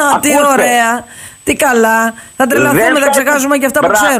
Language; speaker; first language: Greek; native; Greek